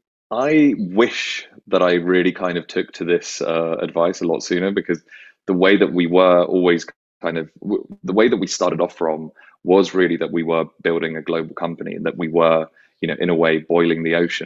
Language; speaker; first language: English; native; English